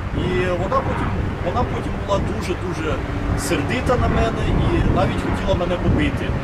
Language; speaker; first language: Ukrainian; native; Ukrainian